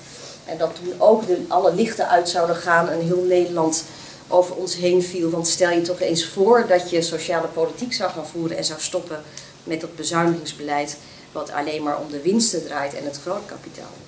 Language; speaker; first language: Dutch; native; Dutch